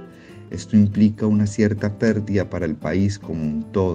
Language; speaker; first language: Spanish; native; Spanish